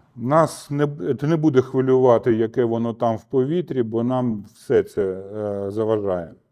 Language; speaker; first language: Ukrainian; non-native, local second language; Russian